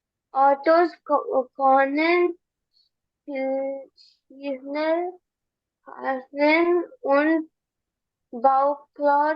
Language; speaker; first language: German; non-native, learner; Hindi